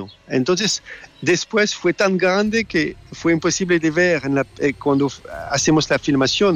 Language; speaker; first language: Spanish; non-native, learner; French